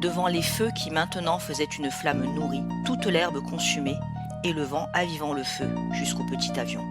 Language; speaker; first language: French; native; French